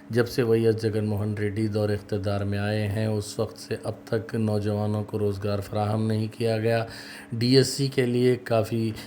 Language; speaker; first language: Urdu; native; Urdu